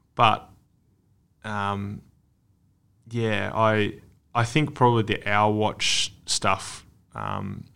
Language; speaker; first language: English; native; English